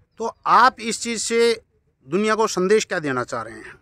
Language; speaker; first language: Hindi; native; Hindi